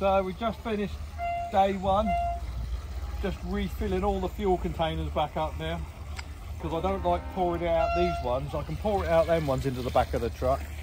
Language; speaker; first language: English; native; English